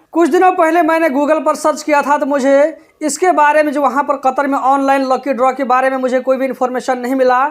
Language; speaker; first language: Hindi; native; Hindi